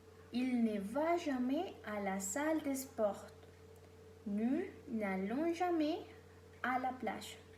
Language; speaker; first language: French; non-native, learner; Spanish